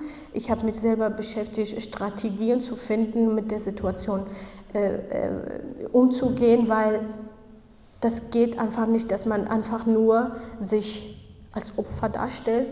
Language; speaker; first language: German; non-native, fluent; Kurdish